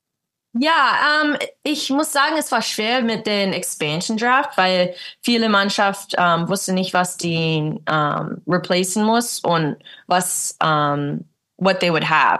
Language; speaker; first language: German; early bilingual, heritage; English